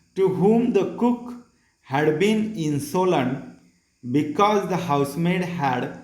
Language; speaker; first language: English; non-native, local second language; Marathi